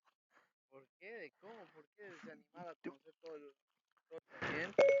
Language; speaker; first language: Spanish; native; Spanish